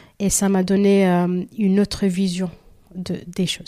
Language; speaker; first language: French; non-native, fluent; Kabuverdianu